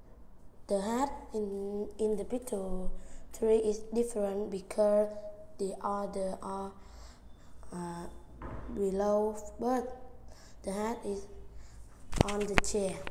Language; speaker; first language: English; non-native, learner; Vietnamese